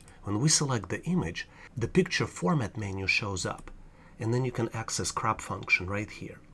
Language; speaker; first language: English; non-native, fluent; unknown